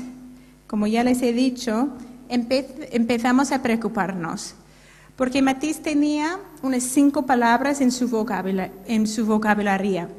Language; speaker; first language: Spanish; non-native, fluent; English